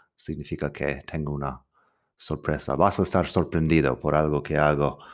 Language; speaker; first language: Spanish; non-native, fluent; English